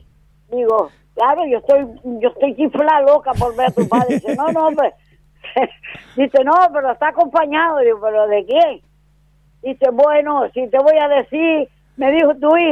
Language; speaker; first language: Spanish; native; Spanish